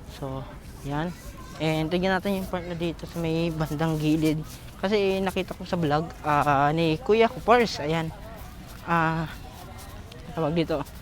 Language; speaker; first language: Filipino; native; Filipino